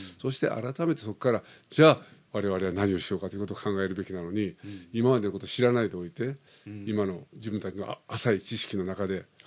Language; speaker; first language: Japanese; early bilingual, other home language; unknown